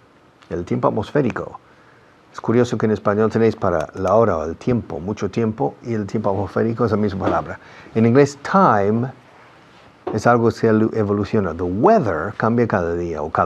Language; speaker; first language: Spanish; non-native, fluent; English